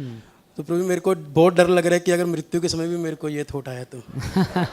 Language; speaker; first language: Hindi; native; Hindi